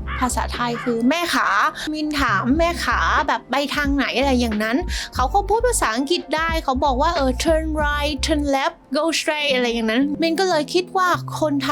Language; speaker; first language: Thai; non-native, fluent; Vietnamese